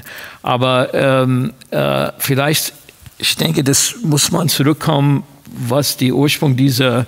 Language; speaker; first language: German; non-native, fluent; English